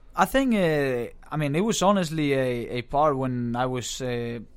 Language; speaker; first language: English; non-native, fluent; Spanish